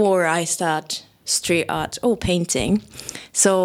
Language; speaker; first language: English; non-native, fluent; Japanese